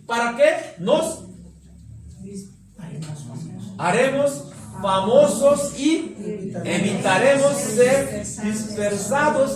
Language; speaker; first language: Spanish; non-native, learner; Korean